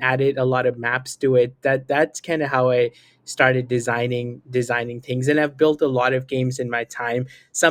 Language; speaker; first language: English; non-native, local second language; Hindi